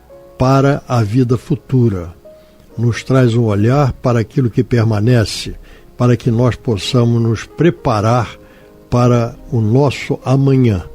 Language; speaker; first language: Portuguese; native; Portuguese